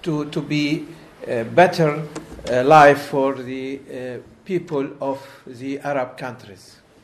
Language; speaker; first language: English; non-native, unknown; Arabic